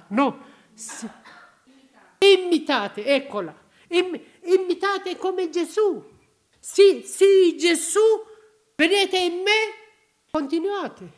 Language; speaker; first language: Italian; non-native, learner; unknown